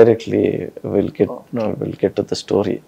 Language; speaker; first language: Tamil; non-native, learner; Kannada